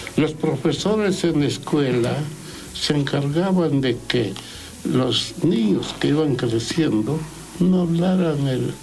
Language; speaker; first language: Spanish; non-native, local second language; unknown